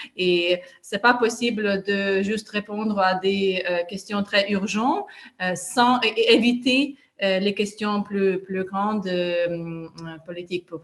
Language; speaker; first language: French; non-native, fluent; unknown